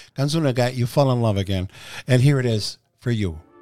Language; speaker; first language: English; early bilingual, other home language; Italian